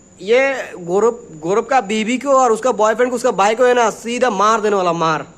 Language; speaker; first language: Hindi; non-native, learner; Bangla